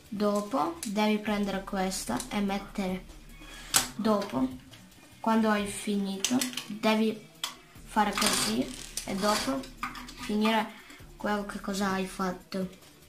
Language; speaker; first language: Italian; early bilingual, other home language; Russian